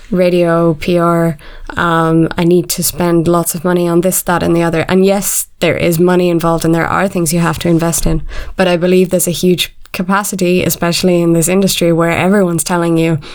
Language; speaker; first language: English; native; English